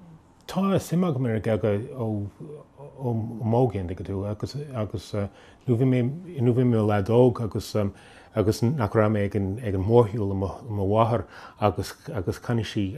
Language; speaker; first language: Irish; non-native, fluent; English